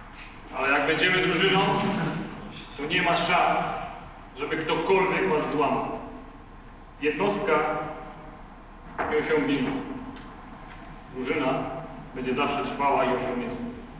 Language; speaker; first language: Polish; native; Polish